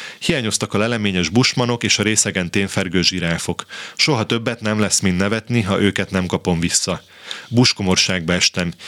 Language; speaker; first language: Hungarian; native; Hungarian